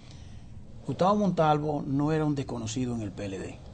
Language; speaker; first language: Spanish; native; Spanish